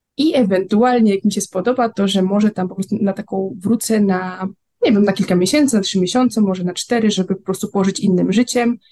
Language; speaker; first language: Polish; native; Polish